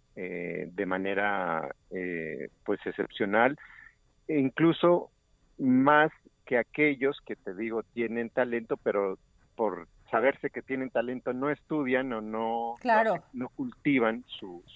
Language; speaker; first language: Spanish; native; Spanish